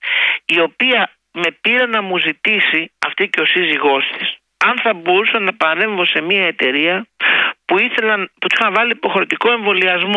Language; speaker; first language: Greek; native; Greek